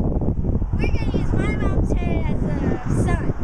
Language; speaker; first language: English; native; English